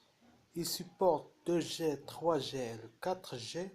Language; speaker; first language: French; non-native, fluent; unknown